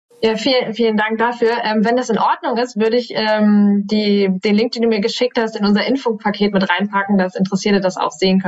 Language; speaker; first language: German; native; German